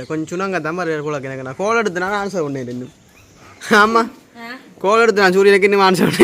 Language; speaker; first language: Tamil; native; Tamil